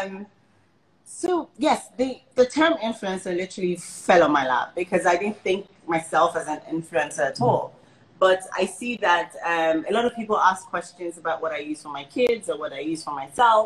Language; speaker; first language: English; non-native, local second language; Igbo